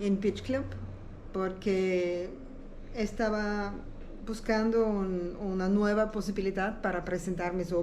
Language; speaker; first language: Spanish; non-native, learner; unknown